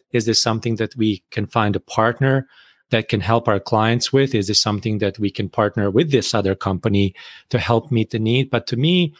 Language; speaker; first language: English; non-native, fluent; Bosnian